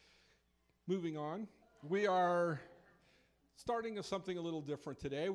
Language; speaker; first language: English; native; English